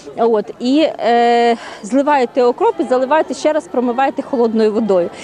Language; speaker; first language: Ukrainian; native; Ukrainian